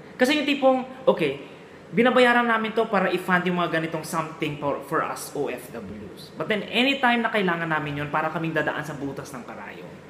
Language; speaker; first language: Filipino; native; Filipino